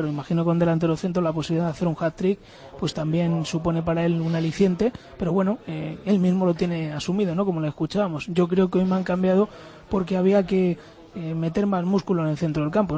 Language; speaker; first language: Spanish; native; Spanish